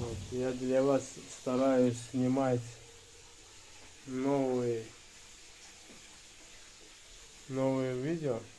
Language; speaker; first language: Russian; non-native, learner; Uzbek